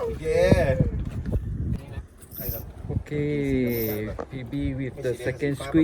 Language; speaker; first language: English; non-native, fluent; Thai